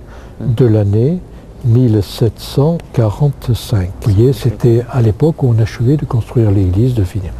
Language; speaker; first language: French; native; French